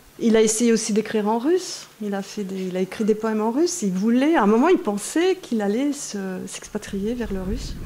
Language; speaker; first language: French; non-native, fluent; Russian